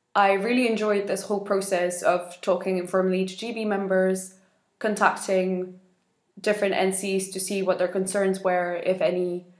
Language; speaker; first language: English; non-native, fluent; Spanish